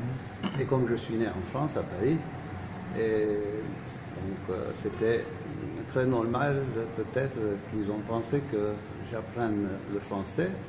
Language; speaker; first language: French; non-native, fluent; Turkish